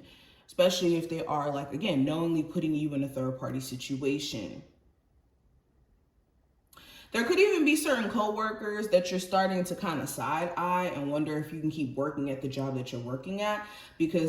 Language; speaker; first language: English; native; English